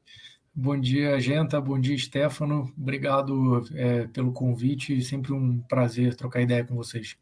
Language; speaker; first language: Portuguese; native; Portuguese